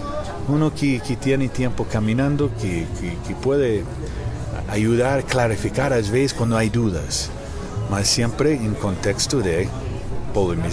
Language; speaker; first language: Spanish; non-native, learner; English